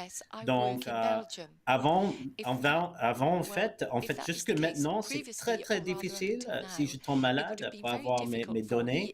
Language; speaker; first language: French; early bilingual, heritage; English